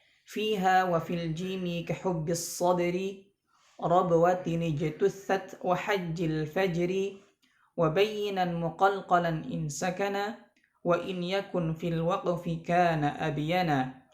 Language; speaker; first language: Arabic; non-native, fluent; Indonesian